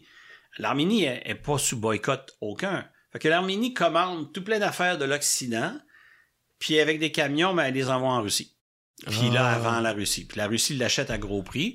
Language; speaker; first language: French; native; French